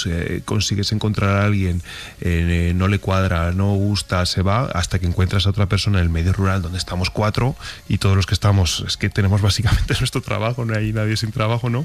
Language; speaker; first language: Spanish; native; Spanish